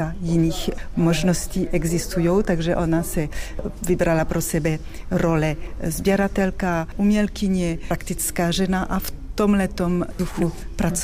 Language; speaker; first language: Czech; non-native, fluent; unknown